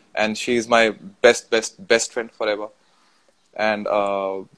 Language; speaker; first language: English; non-native, local second language; Hindi